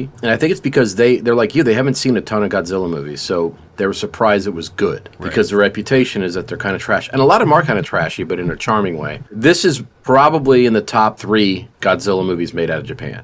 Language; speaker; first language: English; native; English